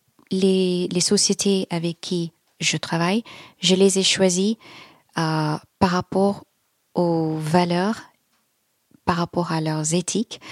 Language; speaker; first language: French; non-native, fluent; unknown